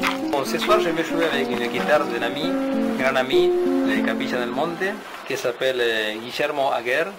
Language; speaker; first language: French; non-native, learner; Spanish